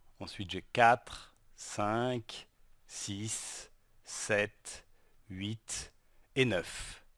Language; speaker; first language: French; native; French